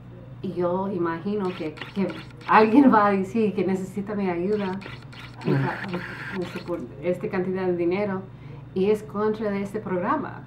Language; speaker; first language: Spanish; early bilingual, other home language; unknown